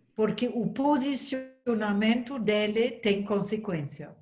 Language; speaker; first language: Portuguese; non-native, fluent; German